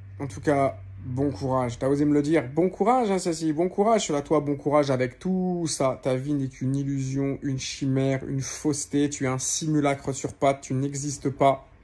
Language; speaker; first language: French; native; French